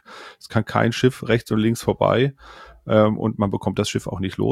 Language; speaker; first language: German; native; German